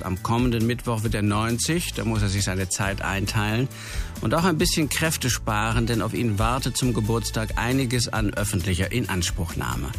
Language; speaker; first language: German; native; German